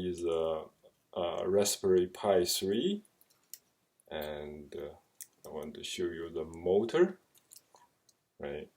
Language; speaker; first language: English; non-native, fluent; Chinese